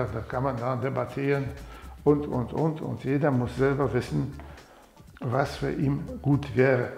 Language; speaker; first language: German; non-native, fluent; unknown